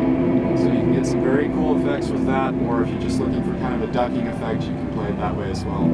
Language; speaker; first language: English; native; English